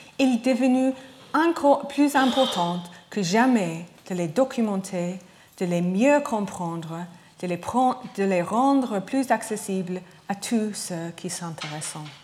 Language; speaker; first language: French; non-native, learner; English